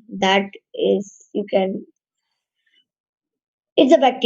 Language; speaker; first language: English; non-native, learner; Hindi